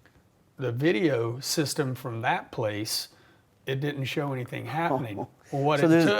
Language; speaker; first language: English; native; English